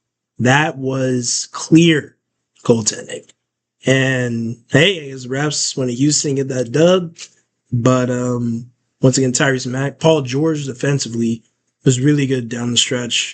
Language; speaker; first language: English; native; English